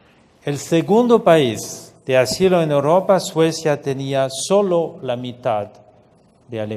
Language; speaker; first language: Spanish; non-native, fluent; French